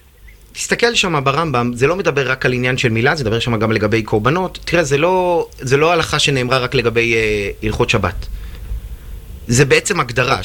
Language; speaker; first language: Hebrew; native; Hebrew